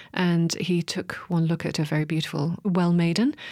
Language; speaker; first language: English; native; English